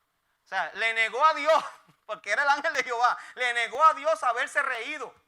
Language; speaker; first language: Spanish; native; Spanish